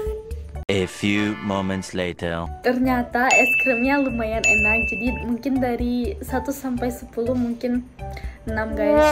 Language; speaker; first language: Indonesian; non-native, fluent; German